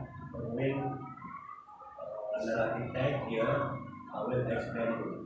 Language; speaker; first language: English; non-native, learner; Indonesian